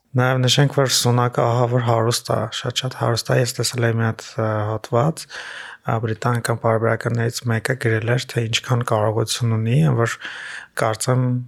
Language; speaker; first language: Armenian; native; Armenian